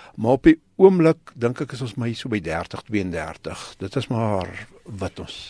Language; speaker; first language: Afrikaans; native; Afrikaans